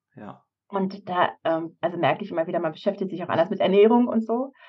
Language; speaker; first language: German; native; German